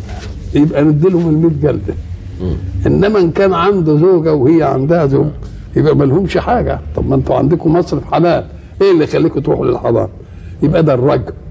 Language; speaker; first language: Arabic; native; Arabic